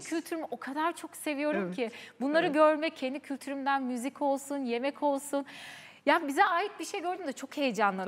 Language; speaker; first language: Turkish; native; Turkish